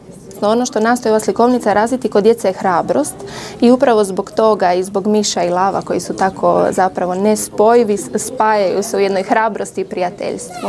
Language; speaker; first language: Croatian; native; Croatian